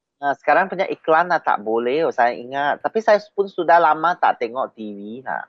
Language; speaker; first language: Malay; non-native, local second language; Chinese